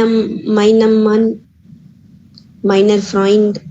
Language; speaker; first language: German; non-native, learner; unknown